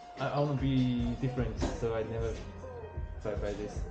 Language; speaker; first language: English; non-native, learner; Chinese